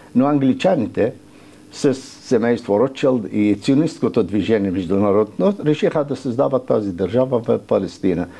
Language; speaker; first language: Bulgarian; non-native, fluent; Arabic